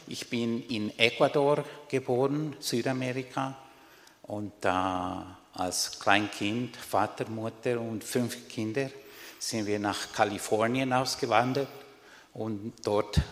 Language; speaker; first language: German; non-native, fluent; Spanish